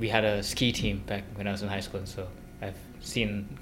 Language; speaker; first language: English; non-native, local second language; Korean